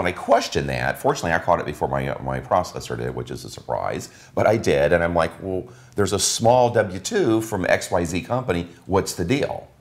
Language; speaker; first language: English; native; English